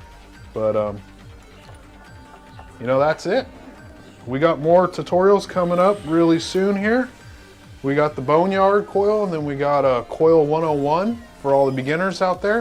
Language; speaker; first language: English; native; English